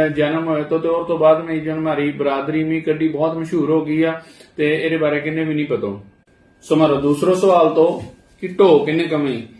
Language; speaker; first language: Punjabi; non-native, local second language; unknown